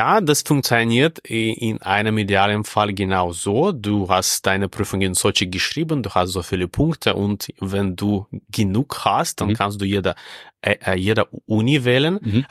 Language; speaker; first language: German; non-native, fluent; Russian